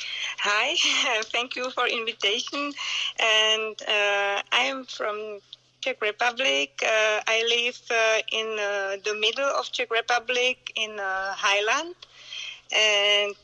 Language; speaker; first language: English; non-native, learner; Czech